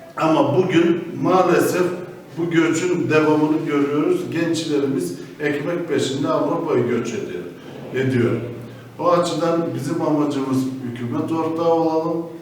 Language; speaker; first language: Turkish; native; Turkish